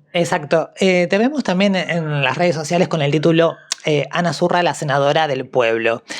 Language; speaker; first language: Spanish; native; Spanish